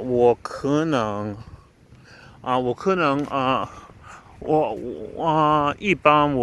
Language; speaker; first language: Chinese; non-native, learner; English